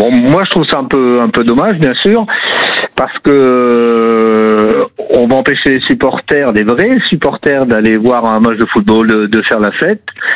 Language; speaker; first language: French; native; French